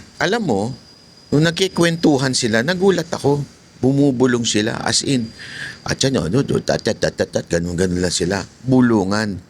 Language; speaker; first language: Filipino; native; Filipino